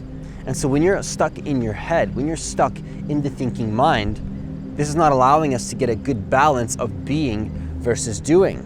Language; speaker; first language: English; native; English